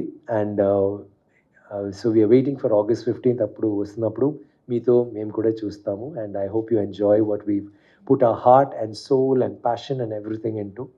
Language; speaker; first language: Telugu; non-native, fluent; Tamil